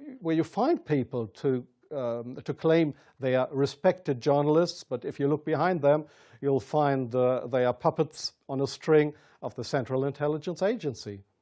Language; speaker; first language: English; non-native, fluent; German